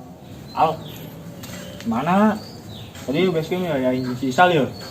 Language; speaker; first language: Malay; non-native, local second language; Sundanese